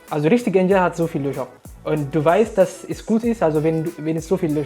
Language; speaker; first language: German; early bilingual, other home language; Amharic